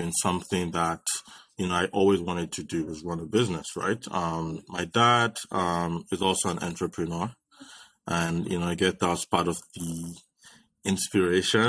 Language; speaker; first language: English; non-native, local second language; Yoruba